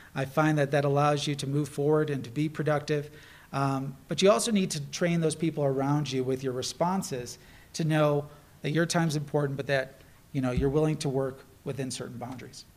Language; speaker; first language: English; native; English